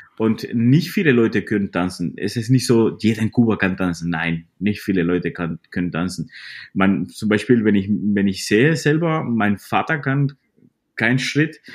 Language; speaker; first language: German; non-native, fluent; Spanish